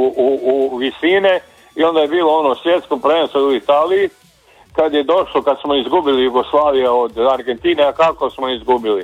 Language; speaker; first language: Serbian; native; Serbian